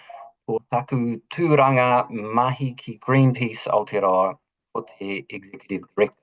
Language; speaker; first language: Māori; non-native, learner; English